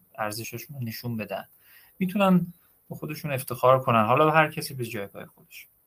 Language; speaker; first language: Persian; native; Persian